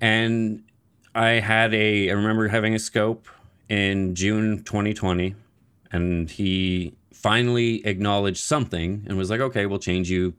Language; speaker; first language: English; native; English